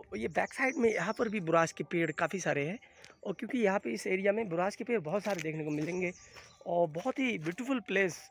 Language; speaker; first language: Hindi; non-native, local second language; Bangla